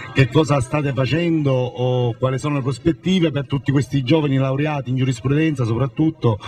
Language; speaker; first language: Italian; native; Italian